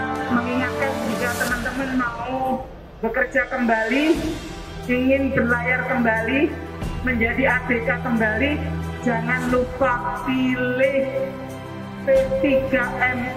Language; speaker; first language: Indonesian; native; Indonesian